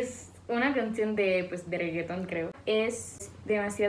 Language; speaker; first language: Spanish; non-native, fluent; French